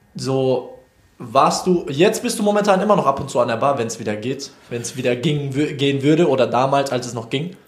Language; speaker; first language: German; native; German